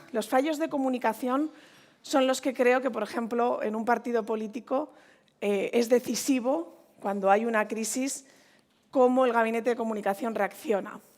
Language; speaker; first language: Spanish; native; Spanish